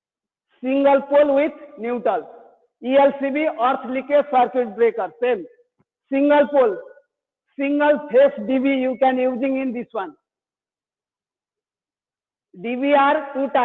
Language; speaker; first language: English; non-native, learner; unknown